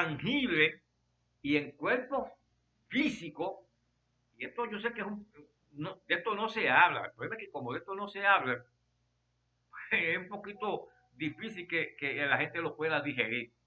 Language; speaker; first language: Spanish; native; Spanish